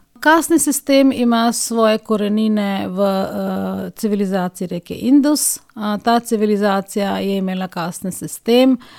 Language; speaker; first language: Slovenian; non-native, fluent; Hindi